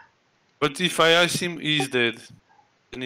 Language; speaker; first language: English; non-native, learner; Turkish